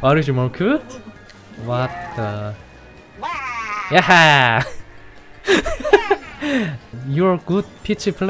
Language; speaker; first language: English; non-native, learner; Korean